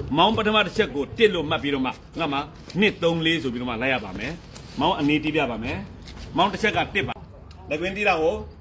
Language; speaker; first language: Burmese; non-native, local second language; Shan